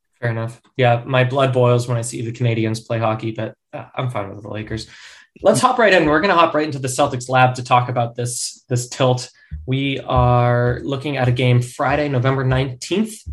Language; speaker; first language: English; native; English